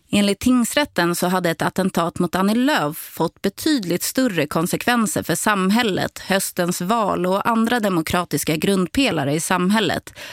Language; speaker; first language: Swedish; native; Swedish